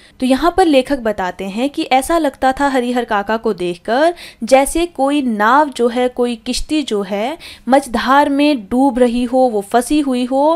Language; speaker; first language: Hindi; native; Hindi